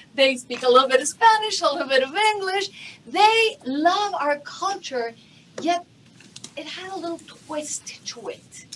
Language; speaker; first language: English; non-native, fluent; Spanish